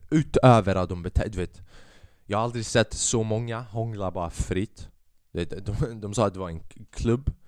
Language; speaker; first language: Swedish; early bilingual, other home language; Albanian